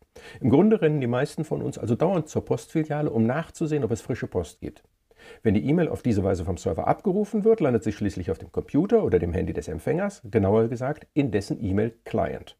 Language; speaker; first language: German; native; German